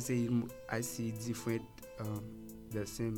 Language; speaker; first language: English; non-native, learner; Haitian Creole